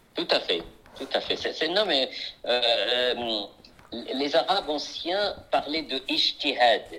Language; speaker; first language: French; non-native, local second language; Arabic